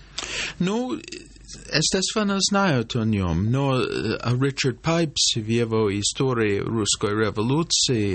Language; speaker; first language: Russian; non-native, fluent; English